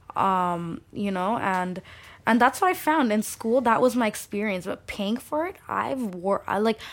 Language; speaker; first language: English; early bilingual, other home language; Bangla